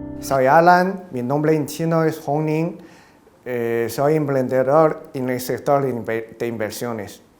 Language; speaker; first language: Spanish; non-native, fluent; Chinese